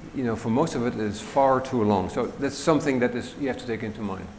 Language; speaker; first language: English; non-native, fluent; Dutch